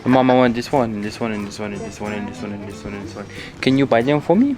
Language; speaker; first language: English; native; English